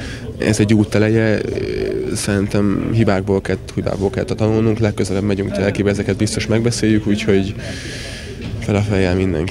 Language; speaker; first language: Hungarian; native; Hungarian